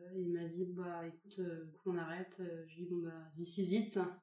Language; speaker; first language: French; native; French